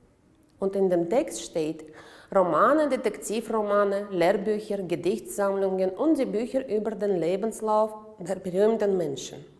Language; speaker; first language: German; non-native, fluent; Uzbek